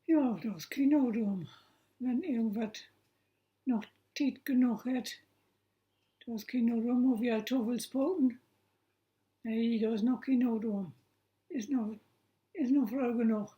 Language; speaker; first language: German; non-native, local second language; Low German